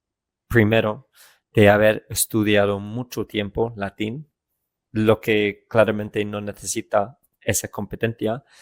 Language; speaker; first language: Spanish; non-native, fluent; English